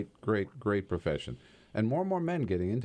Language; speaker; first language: English; native; English